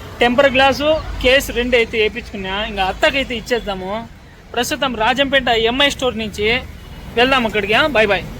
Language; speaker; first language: Telugu; non-native, local second language; Urdu